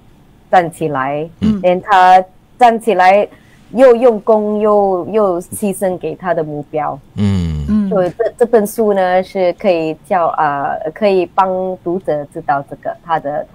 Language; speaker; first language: Chinese; non-native, local second language; English